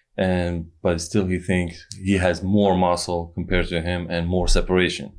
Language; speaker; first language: English; non-native, fluent; Persian